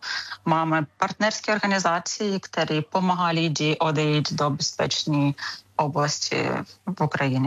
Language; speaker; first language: Czech; non-native, learner; Ukrainian